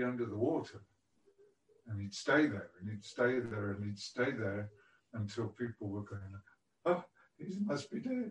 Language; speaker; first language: English; native; English